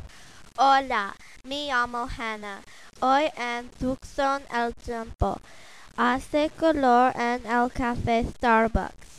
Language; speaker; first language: Spanish; non-native, learner; English